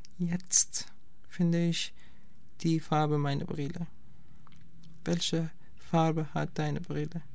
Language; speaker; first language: German; non-native, fluent; Persian